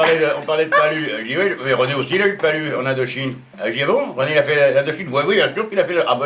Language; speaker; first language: French; native; French